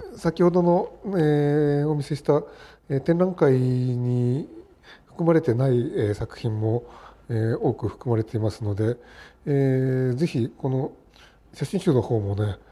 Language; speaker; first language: Japanese; native; Japanese